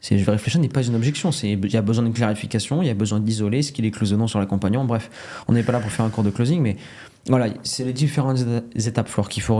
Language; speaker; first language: French; native; French